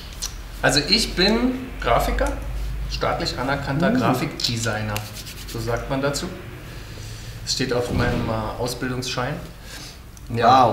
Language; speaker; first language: German; native; German